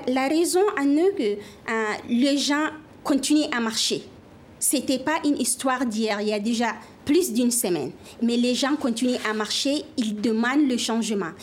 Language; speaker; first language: French; non-native, local second language; Fula